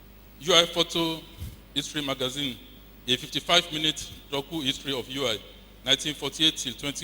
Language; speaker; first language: English; non-native, local second language; Yoruba